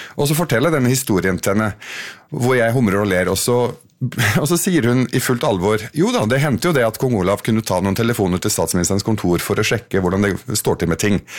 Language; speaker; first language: Norwegian; early bilingual, other home language; Arabic